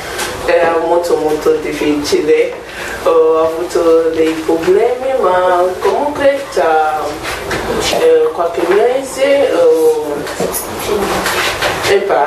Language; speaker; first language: Italian; non-native, learner; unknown